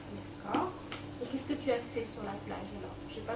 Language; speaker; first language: French; native; French